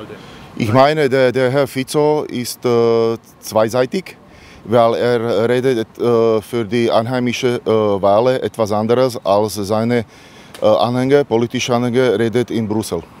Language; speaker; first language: German; non-native, learner; Slovak